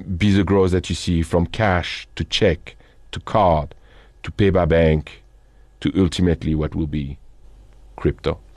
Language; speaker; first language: English; non-native, fluent; French